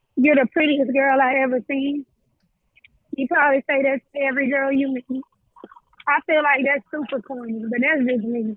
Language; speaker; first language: English; native; English